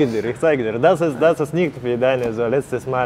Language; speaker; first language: German; non-native, learner; Russian